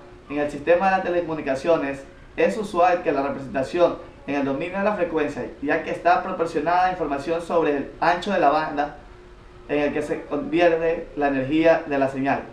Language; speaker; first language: Spanish; native; Spanish